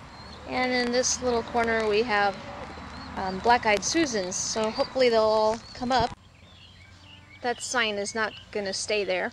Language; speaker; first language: English; native; English